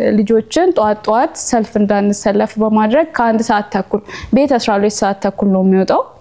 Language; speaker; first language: Amharic; non-native, local second language; Oromo